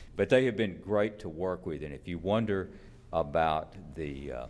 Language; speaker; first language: English; native; English